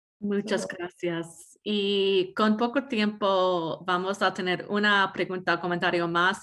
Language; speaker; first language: Spanish; non-native, fluent; English